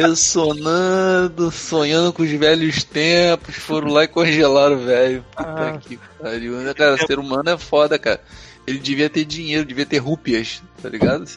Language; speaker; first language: Portuguese; native; Portuguese